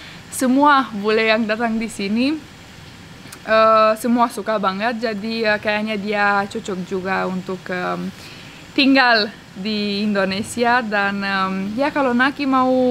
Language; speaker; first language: Indonesian; non-native, fluent; Romanian